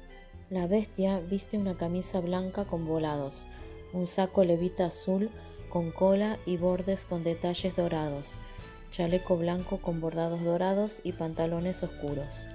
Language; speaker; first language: Spanish; native; Spanish